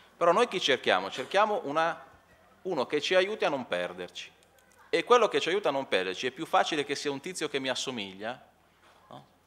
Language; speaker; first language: Italian; native; Italian